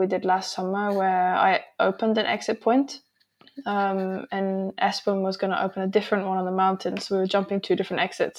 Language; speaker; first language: English; native; English